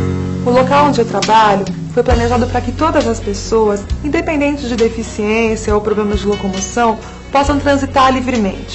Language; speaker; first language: Portuguese; native; Portuguese